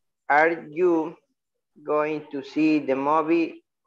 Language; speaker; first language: English; non-native, learner; Spanish